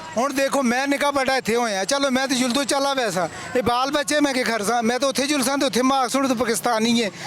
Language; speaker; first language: Urdu; non-native, local second language; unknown